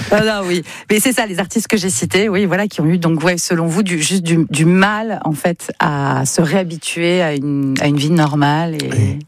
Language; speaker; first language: French; native; French